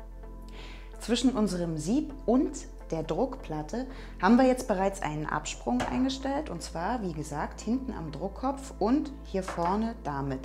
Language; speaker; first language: German; native; German